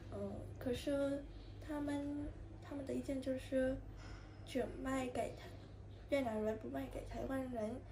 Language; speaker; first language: Chinese; non-native, learner; Vietnamese